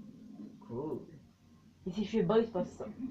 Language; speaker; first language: French; native; French